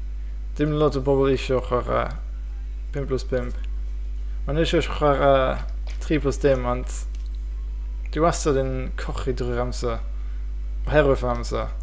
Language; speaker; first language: Welsh; non-native, fluent; English